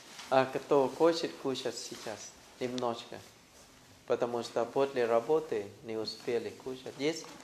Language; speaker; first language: Russian; non-native, learner; Thai